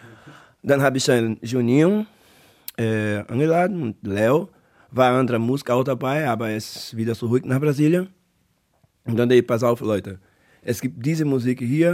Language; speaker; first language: German; non-native, learner; Portuguese